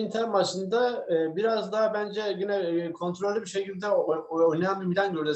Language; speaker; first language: Turkish; native; Turkish